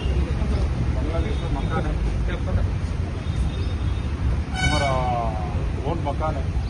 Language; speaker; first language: Hindi; non-native, fluent; Bangla